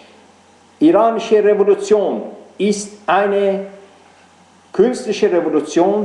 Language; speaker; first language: German; non-native, fluent; Persian